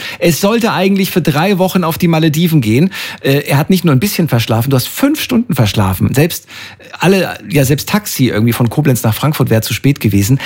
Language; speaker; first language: German; native; German